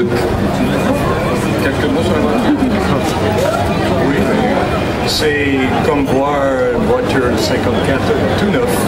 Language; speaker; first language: French; non-native, fluent; English